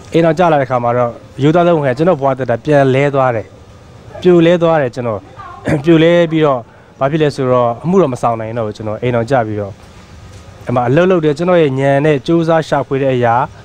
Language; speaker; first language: Burmese; non-native, local second language; Tedim Chin